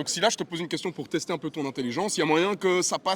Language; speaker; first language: French; native; French